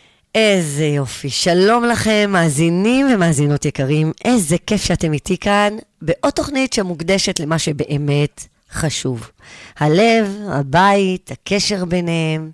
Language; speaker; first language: Hebrew; native; Hebrew